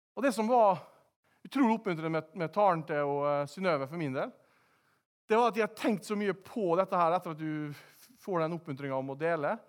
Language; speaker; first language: Norwegian; native; Norwegian